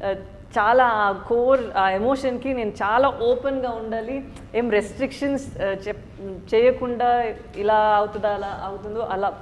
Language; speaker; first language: Telugu; non-native, local second language; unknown